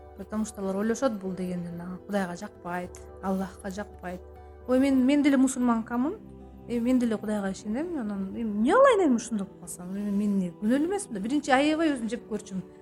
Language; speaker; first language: Kyrgyz; non-native, local second language; Russian